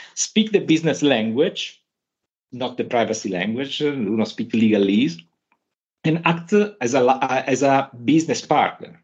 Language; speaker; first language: English; non-native, fluent; Italian